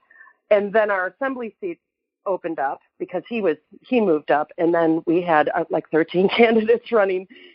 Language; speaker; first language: English; native; English